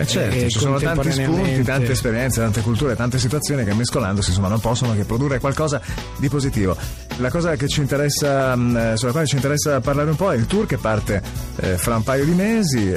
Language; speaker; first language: Italian; native; Italian